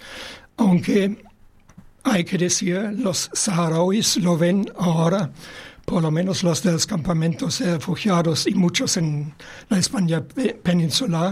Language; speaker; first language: Spanish; non-native, fluent; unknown